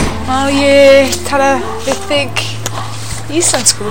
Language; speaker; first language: Icelandic; non-native, learner; English